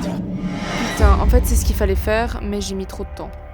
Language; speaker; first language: French; native; French